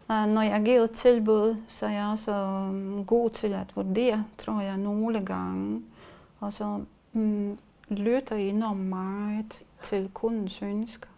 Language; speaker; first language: Danish; non-native, learner; Latvian